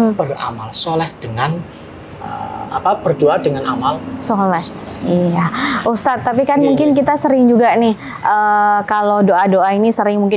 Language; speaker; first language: Indonesian; native; Indonesian